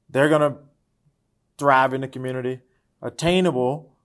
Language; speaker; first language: English; native; English